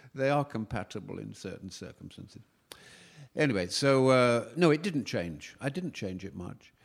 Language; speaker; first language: English; native; English